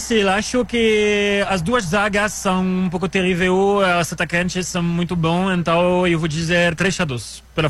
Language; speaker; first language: Portuguese; non-native, learner; French